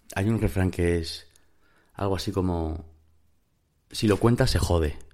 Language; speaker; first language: Spanish; native; Spanish